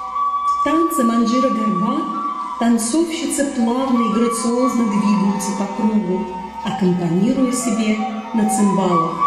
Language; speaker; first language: Russian; native; Russian